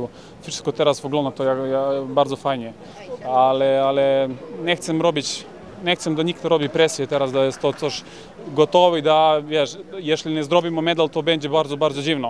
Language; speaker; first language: Polish; non-native, fluent; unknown